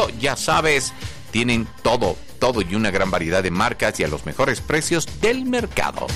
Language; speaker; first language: Spanish; native; Spanish